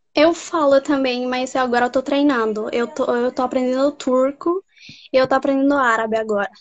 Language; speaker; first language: Portuguese; non-native, fluent; Spanish